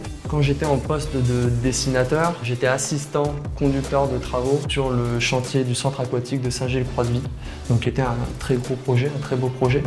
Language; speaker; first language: French; native; French